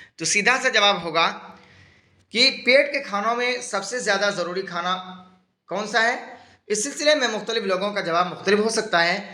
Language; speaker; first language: Urdu; native; Urdu